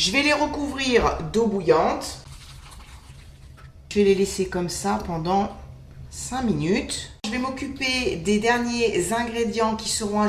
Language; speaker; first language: French; native; French